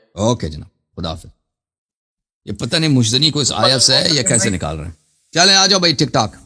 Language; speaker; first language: Urdu; non-native, fluent; Persian